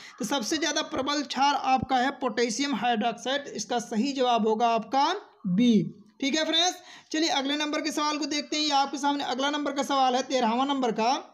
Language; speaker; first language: Hindi; native; Hindi